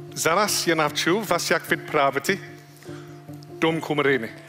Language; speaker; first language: Ukrainian; non-native, learner; English